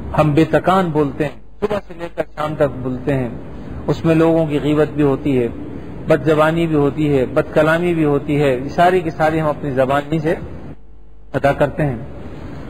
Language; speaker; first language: Urdu; native; Urdu